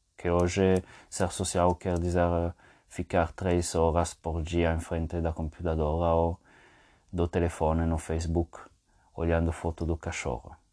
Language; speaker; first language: Portuguese; non-native, fluent; French